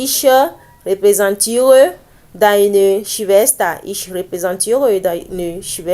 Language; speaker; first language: German; non-native, learner; French